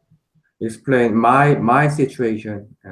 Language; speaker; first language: English; non-native, learner; Korean